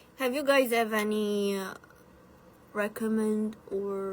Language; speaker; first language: English; non-native, fluent; Italian